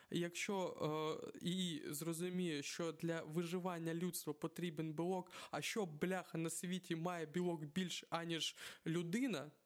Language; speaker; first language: Ukrainian; non-native, local second language; Russian